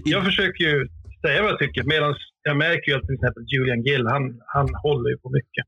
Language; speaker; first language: Swedish; native; Swedish